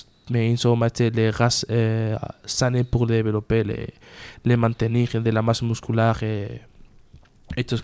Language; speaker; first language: French; non-native, learner; Spanish